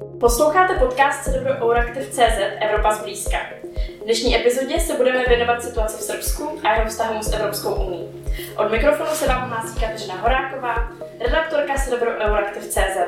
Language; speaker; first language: Czech; native; Czech